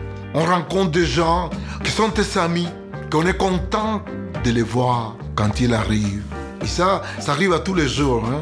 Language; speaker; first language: French; non-native, fluent; Spanish